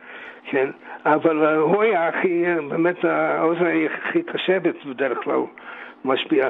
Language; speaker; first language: Hebrew; non-native, fluent; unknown